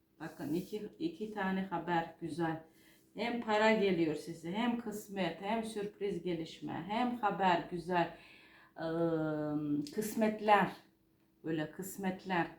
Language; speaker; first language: Turkish; non-native, fluent; Georgian